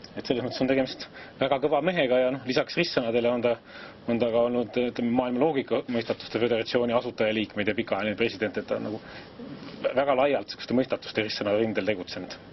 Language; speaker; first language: Estonian; native; Estonian